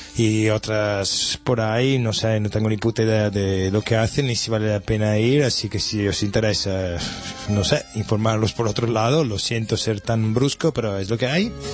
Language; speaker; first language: Spanish; non-native, fluent; Italian